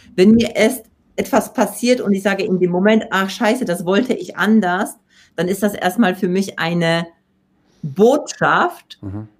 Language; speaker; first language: German; non-native, fluent; Polish